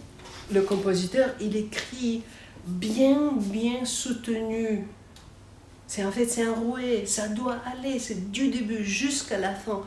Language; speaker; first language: French; non-native, fluent; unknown